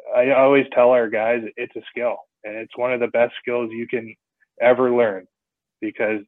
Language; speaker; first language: English; native; English